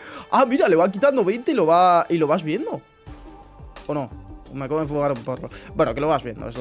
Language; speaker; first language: Spanish; native; Spanish